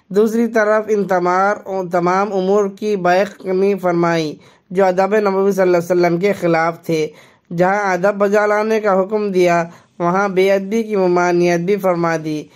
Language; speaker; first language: Hindi; native; Hindi